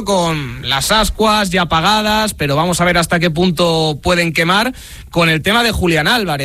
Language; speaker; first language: Spanish; native; Spanish